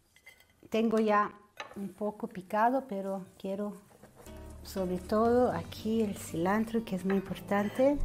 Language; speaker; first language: Spanish; non-native, fluent; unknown